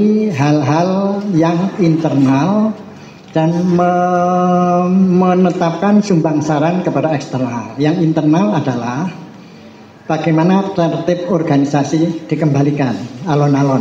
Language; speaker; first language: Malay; non-native, local second language; Javanese